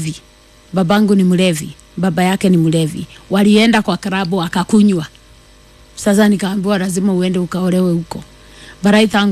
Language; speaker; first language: Swahili; non-native, local second language; Kikuyu